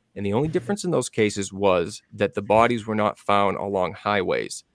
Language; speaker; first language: English; native; English